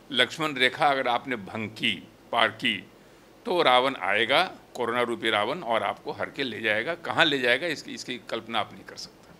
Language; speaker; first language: Hindi; native; Hindi